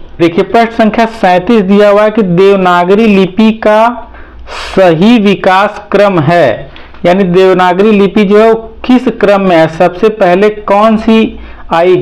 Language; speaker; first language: Hindi; native; Hindi